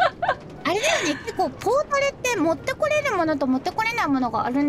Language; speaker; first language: Japanese; native; Japanese